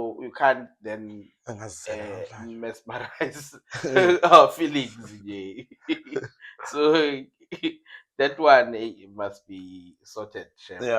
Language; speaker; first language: English; non-native, local second language; Zulu